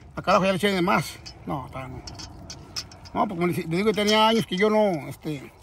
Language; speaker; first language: Spanish; native; Spanish